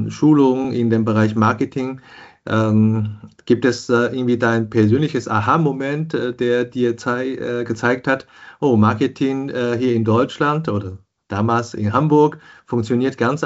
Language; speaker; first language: German; non-native, fluent; Chinese